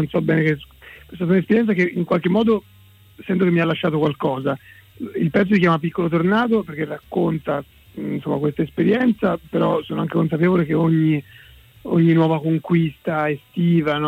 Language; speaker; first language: Italian; native; Italian